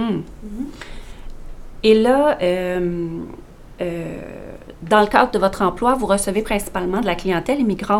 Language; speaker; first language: French; native; French